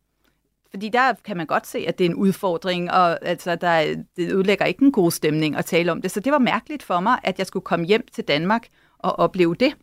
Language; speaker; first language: Danish; native; Danish